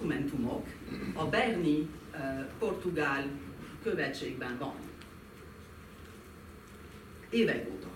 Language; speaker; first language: Hungarian; non-native, fluent; French